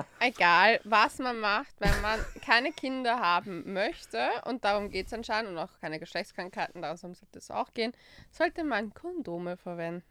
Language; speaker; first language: German; early bilingual, other home language; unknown